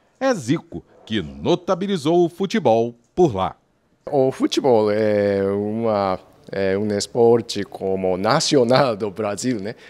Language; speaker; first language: Portuguese; non-native, fluent; Japanese